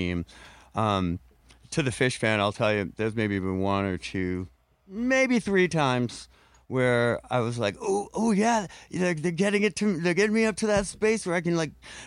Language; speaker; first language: English; native; English